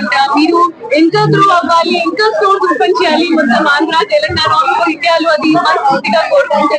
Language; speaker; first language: Telugu; non-native, local second language; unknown